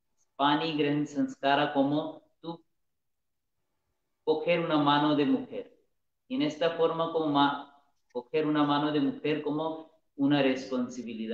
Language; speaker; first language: Spanish; non-native, learner; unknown